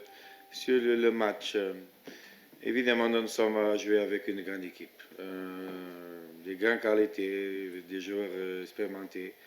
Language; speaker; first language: French; non-native, fluent; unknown